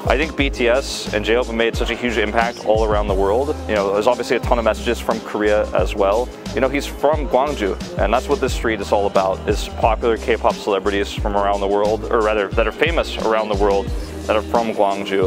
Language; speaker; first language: English; native; English